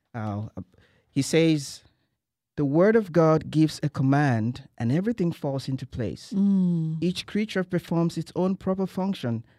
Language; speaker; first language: English; non-native, local second language; Igbo